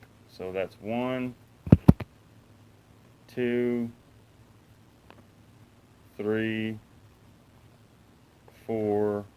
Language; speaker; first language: English; native; English